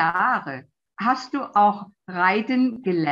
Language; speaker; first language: German; non-native, fluent; Italian